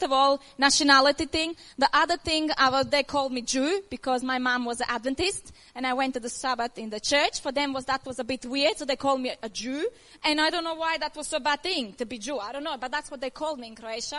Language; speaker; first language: English; non-native, learner; Croatian